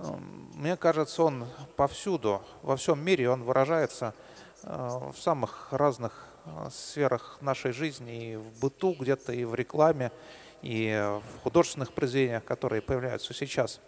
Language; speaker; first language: Russian; native; Russian